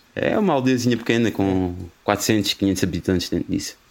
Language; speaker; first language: Portuguese; native; Portuguese